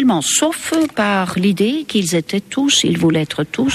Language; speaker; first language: French; non-native, fluent; Estonian